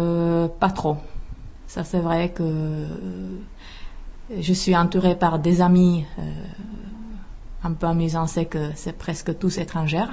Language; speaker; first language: French; non-native, fluent; Czech